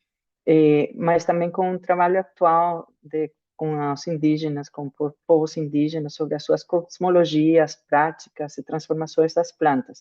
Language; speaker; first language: Portuguese; non-native, fluent; Spanish